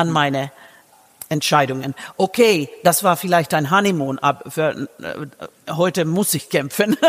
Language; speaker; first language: German; non-native, fluent; Finnish